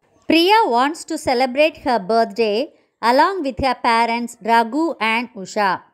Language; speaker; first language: English; non-native, local second language; Tamil